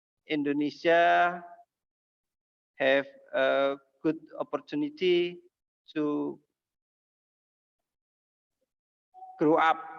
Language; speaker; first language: English; non-native, learner; Indonesian